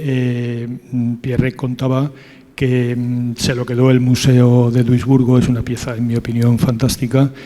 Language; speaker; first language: Spanish; native; Spanish